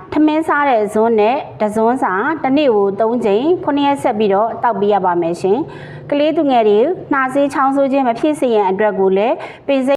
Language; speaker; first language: Burmese; native; Burmese